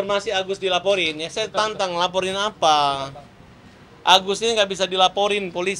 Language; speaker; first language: Indonesian; native; Indonesian